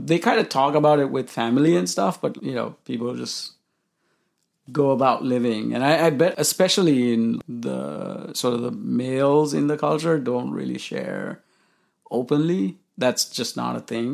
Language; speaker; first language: English; non-native, local second language; Sinhala